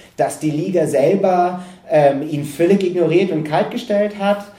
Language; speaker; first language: German; non-native, fluent; English